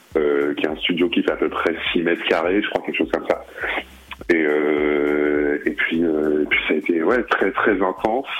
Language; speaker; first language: French; early bilingual, other home language; Arabic